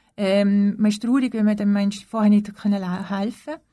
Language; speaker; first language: German; native; German